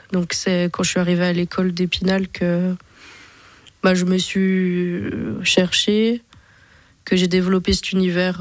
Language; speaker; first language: French; native; French